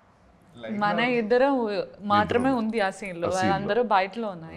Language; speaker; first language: Telugu; non-native, learner; Malayalam